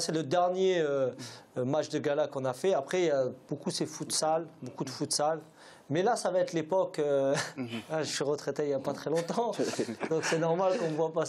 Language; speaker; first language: French; native; French